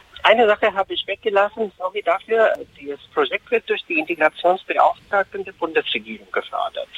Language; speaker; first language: German; non-native, fluent; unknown